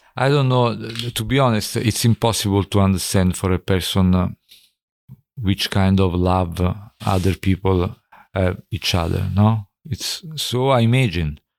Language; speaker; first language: English; non-native, fluent; Italian